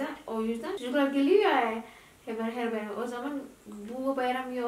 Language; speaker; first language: Turkish; non-native, learner; Indonesian